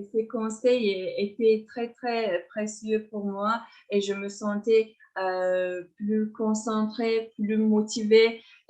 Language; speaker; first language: French; non-native, fluent; Turkish